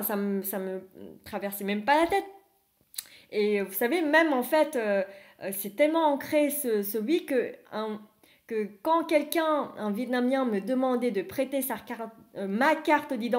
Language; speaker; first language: French; early bilingual, other home language; Vietnamese